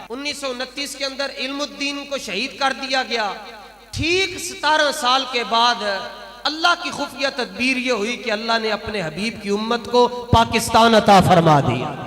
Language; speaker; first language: Urdu; non-native, local second language; Punjabi